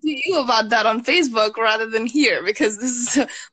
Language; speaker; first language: English; early bilingual, other home language; Bangla